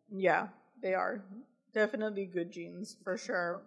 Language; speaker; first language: English; native; English